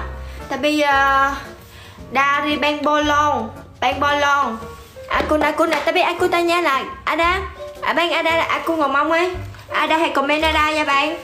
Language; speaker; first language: Indonesian; non-native, learner; Vietnamese